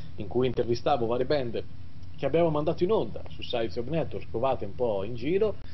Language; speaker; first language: Italian; native; Italian